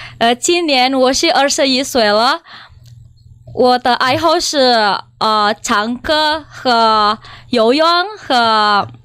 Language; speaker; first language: Chinese; non-native, learner; Indonesian